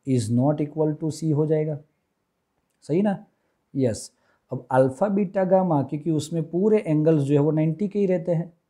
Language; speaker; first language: Hindi; non-native, local second language; Gujarati